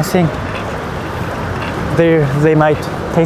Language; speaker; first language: English; non-native, learner; Korean